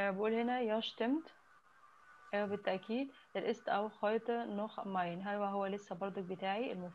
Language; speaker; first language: German; non-native, learner; Arabic